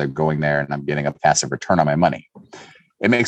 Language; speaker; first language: English; native; English